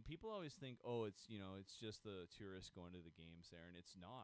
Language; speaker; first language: English; native; English